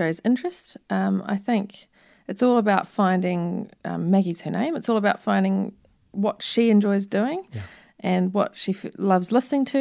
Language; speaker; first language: English; native; English